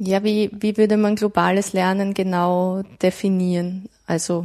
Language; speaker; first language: German; native; German